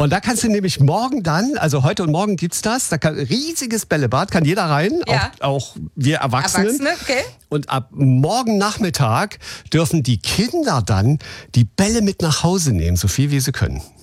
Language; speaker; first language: German; native; German